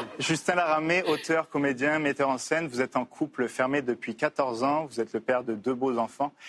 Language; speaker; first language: French; native; French